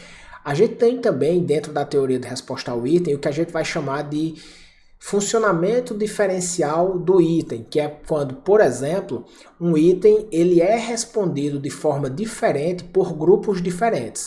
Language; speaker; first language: Portuguese; native; Portuguese